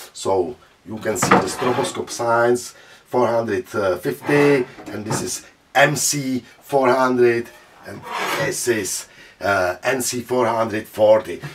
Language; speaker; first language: English; non-native, fluent; Czech